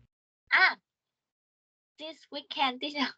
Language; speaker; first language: English; non-native, learner; Vietnamese